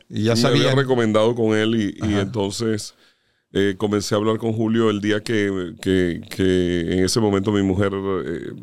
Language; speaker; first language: Spanish; native; Spanish